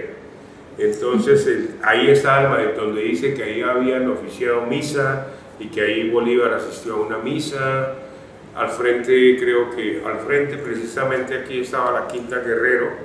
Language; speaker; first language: Spanish; native; Spanish